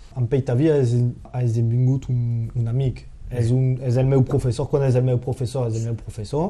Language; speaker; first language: Catalan; non-native, local second language; French